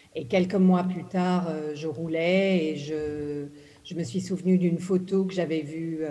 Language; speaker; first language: French; early bilingual, other home language; English